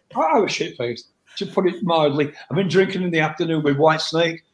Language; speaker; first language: English; native; English